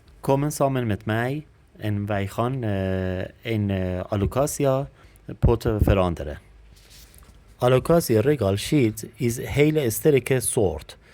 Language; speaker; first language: Dutch; non-native, learner; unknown